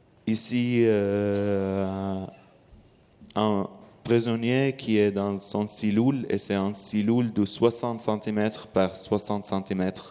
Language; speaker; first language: French; non-native, learner; Arabic